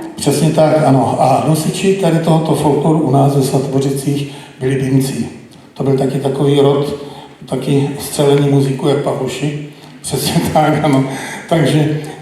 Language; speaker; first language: Czech; native; Czech